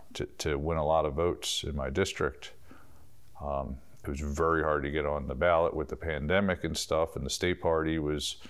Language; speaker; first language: English; native; English